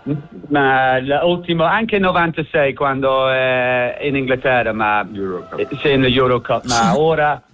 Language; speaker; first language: Italian; non-native, learner; English